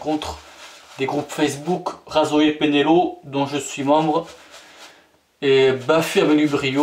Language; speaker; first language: French; native; French